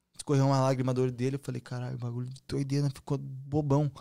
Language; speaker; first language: Portuguese; native; Portuguese